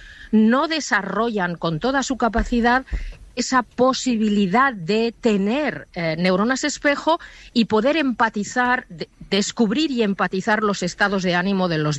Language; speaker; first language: Spanish; native; Spanish